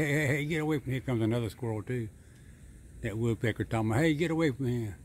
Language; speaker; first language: English; native; English